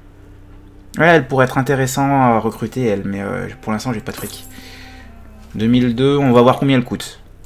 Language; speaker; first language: French; native; French